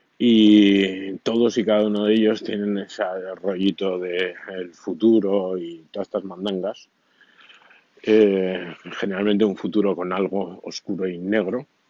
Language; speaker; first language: Spanish; native; Spanish